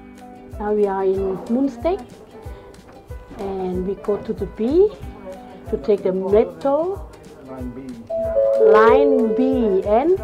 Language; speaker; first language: English; non-native, learner; Thai